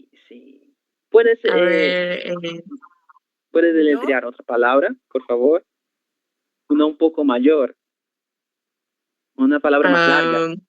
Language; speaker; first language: Spanish; non-native, learner; Portuguese